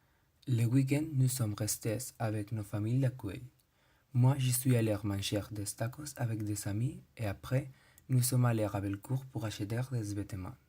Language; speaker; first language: French; non-native, learner; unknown